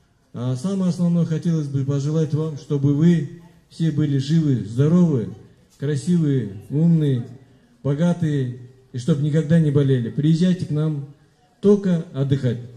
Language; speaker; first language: Russian; non-native, local second language; Kyrgyz